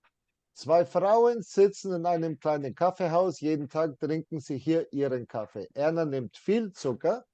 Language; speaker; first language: German; non-native, fluent; English